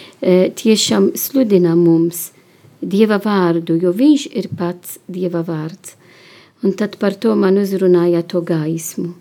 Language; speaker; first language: Latvian; non-native, learner; Italian